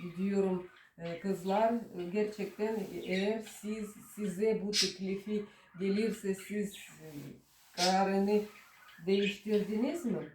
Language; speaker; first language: Turkish; non-native, learner; Russian